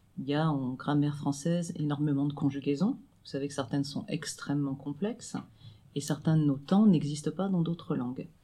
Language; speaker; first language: French; native; French